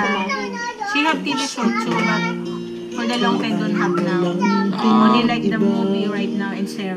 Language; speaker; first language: English; non-native, local second language; Filipino